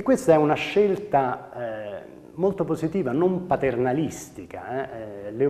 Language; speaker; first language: Italian; native; Italian